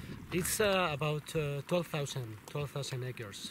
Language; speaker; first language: English; non-native, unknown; Spanish